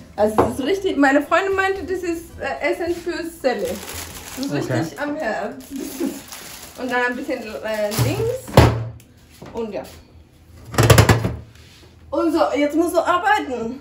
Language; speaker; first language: German; non-native, learner; Spanish